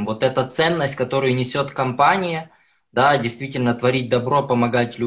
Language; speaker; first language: Russian; native; Russian